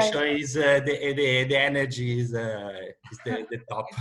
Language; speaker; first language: English; non-native, learner; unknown